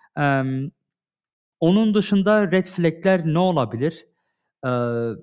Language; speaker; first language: Turkish; early bilingual, heritage; Turkish